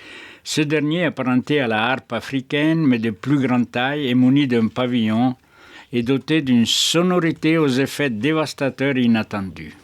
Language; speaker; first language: French; native; French